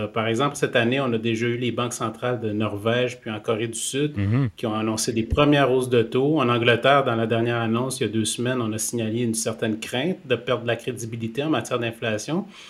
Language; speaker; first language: French; native; French